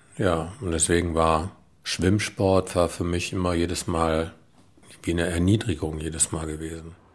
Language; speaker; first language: German; native; German